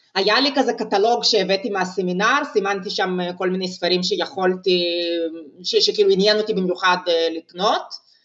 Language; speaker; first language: Hebrew; non-native, fluent; Russian